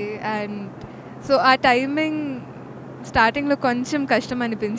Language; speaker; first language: Telugu; non-native, local second language; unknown